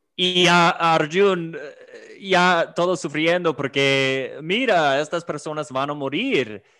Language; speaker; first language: Spanish; non-native, fluent; English